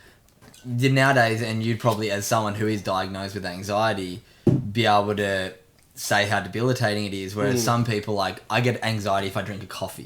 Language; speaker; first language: English; native; English